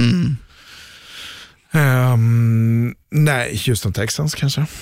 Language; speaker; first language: Swedish; native; Swedish